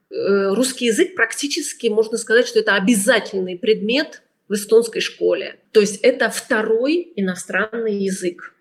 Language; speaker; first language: Russian; native; Russian